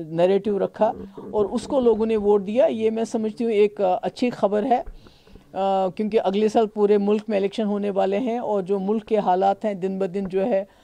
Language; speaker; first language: Hindi; non-native, local second language; Kashmiri